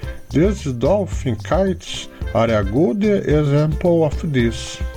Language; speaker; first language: English; non-native, fluent; Portuguese